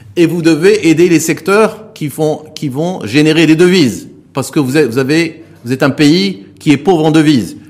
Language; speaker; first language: French; non-native, local second language; Arabic